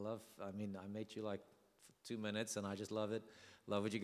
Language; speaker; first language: English; non-native, local second language; Afrikaans